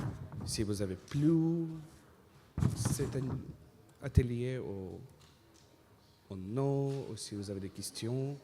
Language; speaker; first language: French; non-native, fluent; Russian